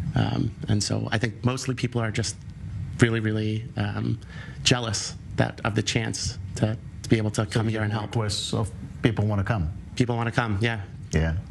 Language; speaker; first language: English; native; English